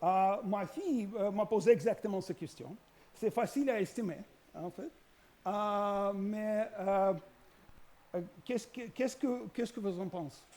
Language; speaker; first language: French; non-native, learner; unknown